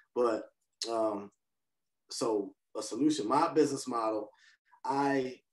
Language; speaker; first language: English; native; English